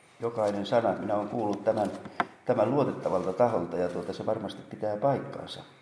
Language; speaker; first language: Finnish; native; Finnish